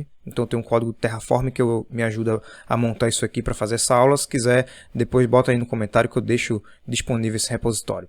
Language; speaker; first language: Portuguese; native; Portuguese